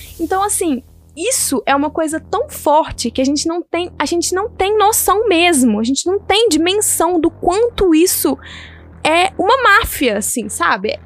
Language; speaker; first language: Portuguese; early bilingual, heritage; Portuguese